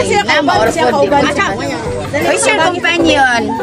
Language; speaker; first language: English; non-native, local second language; Cebuano